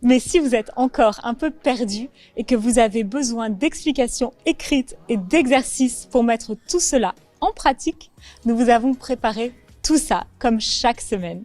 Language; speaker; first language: French; native; French